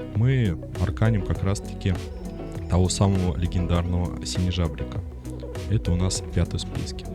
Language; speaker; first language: Russian; native; Russian